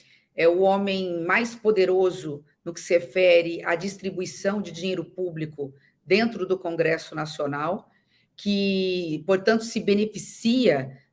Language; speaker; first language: Portuguese; native; Portuguese